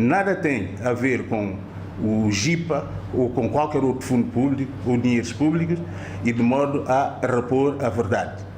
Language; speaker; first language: Portuguese; native; Portuguese